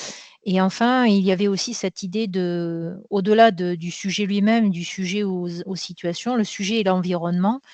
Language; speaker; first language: French; native; French